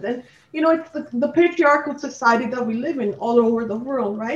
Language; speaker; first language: English; non-native, local second language; Punjabi